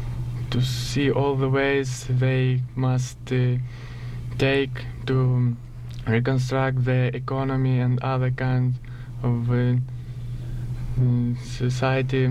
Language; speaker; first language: English; non-native, learner; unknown